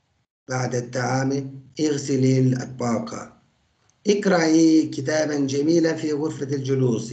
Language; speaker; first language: Arabic; non-native, fluent; Turkish